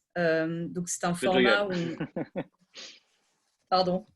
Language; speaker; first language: French; native; French